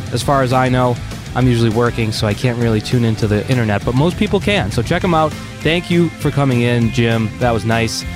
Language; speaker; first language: English; native; English